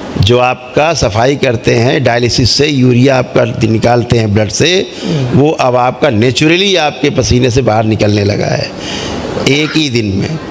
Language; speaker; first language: Hindi; native; Hindi